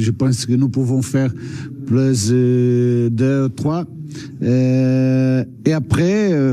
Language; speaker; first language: French; non-native, learner; Portuguese